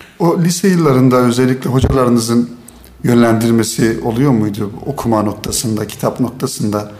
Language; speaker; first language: Turkish; native; Turkish